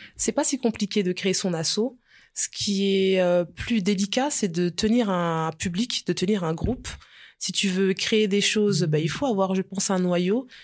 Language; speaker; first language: French; early bilingual, other home language; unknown